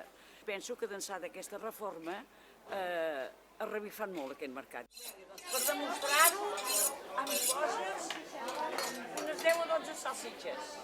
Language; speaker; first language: Catalan; native; Catalan